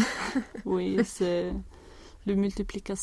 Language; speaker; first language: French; non-native, learner; Swedish